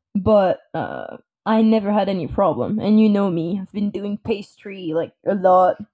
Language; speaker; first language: English; non-native, fluent; French